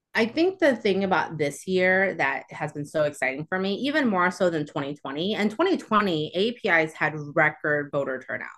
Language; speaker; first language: English; early bilingual, other home language; Chinese